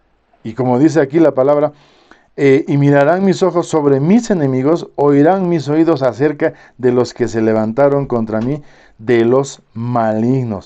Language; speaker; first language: Spanish; native; Spanish